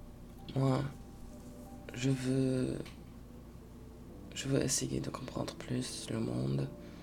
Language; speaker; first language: French; non-native, fluent; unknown